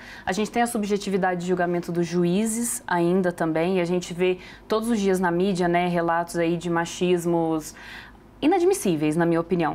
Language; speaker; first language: Portuguese; native; Portuguese